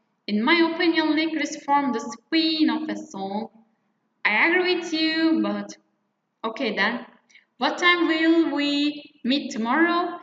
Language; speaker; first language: English; non-native, fluent; Turkish